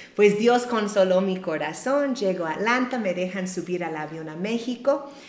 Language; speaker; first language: Spanish; non-native, fluent; English